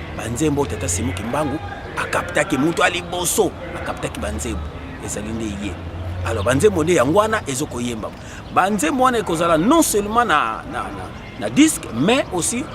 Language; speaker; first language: Lingala; non-native, local second language; Kongo